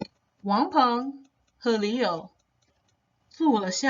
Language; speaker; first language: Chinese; non-native, fluent; English